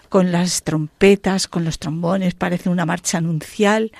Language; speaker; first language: Spanish; native; Spanish